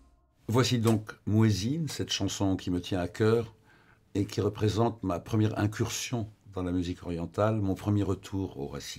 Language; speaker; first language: French; non-native, local second language; Arabic